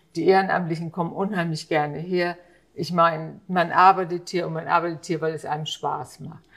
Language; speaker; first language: German; native; German